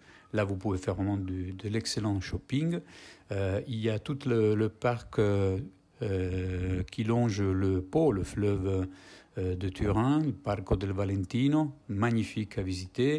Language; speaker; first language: French; non-native, fluent; Italian